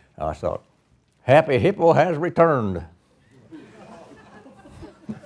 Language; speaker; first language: English; native; English